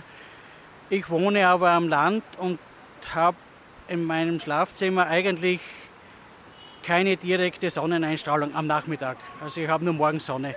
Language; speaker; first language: German; native; German